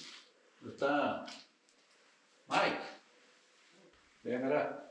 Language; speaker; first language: Spanish; native; Spanish